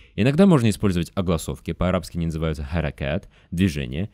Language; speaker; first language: Russian; native; Russian